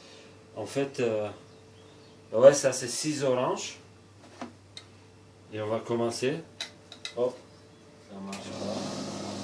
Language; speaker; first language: French; non-native, fluent; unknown